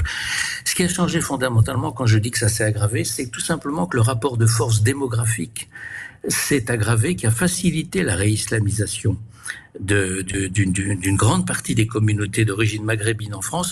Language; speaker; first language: French; native; French